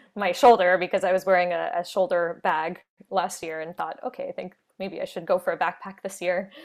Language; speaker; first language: English; native; English